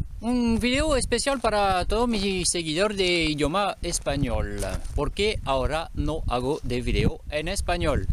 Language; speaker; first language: Spanish; non-native, learner; French